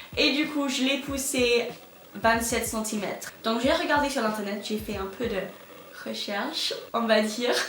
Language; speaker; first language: French; non-native, fluent; English